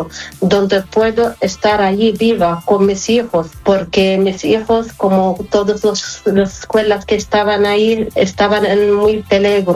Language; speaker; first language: Spanish; non-native, fluent; Arabic